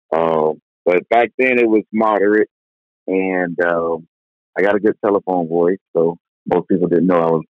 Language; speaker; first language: English; native; English